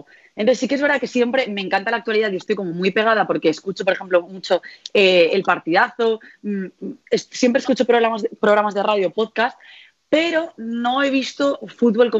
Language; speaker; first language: Spanish; native; Spanish